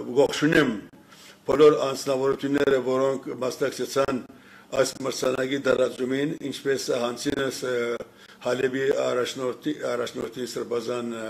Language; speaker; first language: Armenian; early bilingual, heritage; Armenian